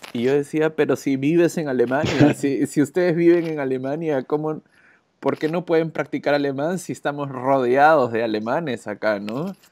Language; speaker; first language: Spanish; native; Spanish